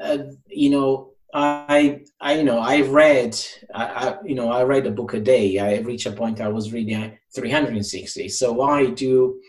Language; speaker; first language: English; non-native, fluent; Portuguese